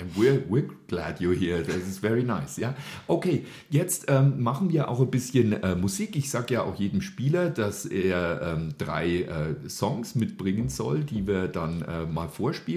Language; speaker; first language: German; native; German